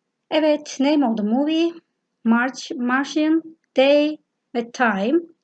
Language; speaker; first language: English; non-native, fluent; Turkish